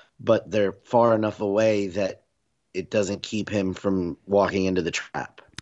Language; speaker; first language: English; native; English